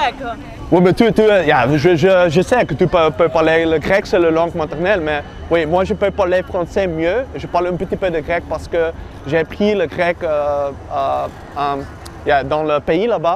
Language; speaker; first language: French; non-native, learner; Dutch